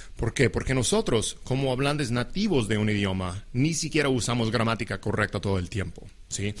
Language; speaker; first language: Spanish; non-native, fluent; English